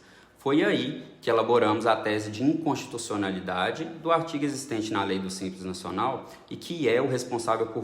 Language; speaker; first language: Portuguese; native; Portuguese